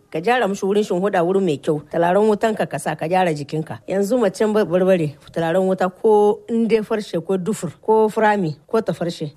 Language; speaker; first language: Hausa; non-native, local second language; Kanuri